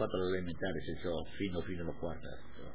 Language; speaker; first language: Italian; non-native, local second language; Friulian